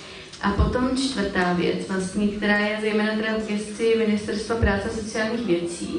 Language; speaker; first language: Czech; native; Czech